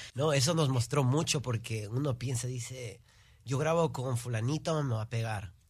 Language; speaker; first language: Spanish; early bilingual, heritage; Spanish